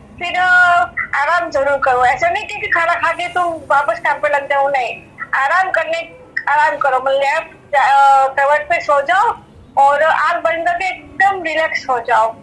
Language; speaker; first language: Hindi; native; Hindi